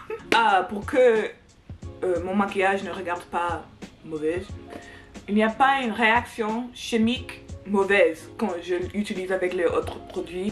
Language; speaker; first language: French; non-native, learner; English